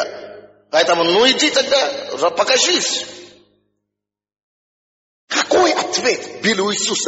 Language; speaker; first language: Russian; non-native, fluent; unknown